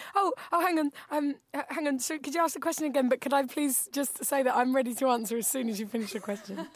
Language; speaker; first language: English; native; English